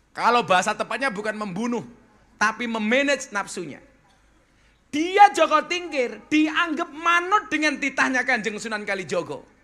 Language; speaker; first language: Indonesian; native; Indonesian